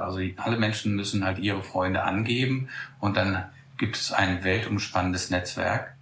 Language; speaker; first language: German; native; German